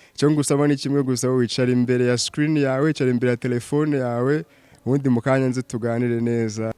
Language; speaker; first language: Kinyarwanda; native; Kinyarwanda